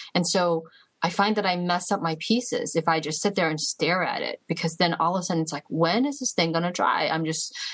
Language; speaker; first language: English; early bilingual, other home language; Chinese